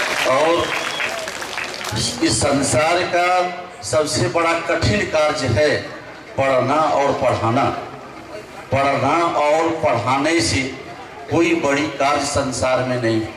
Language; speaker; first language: Hindi; native; Hindi